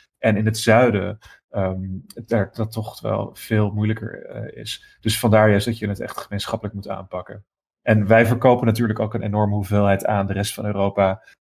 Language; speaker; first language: Dutch; native; Dutch